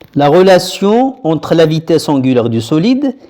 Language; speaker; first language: French; non-native, local second language; Arabic